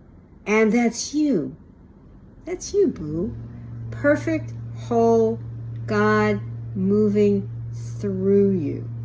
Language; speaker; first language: English; native; English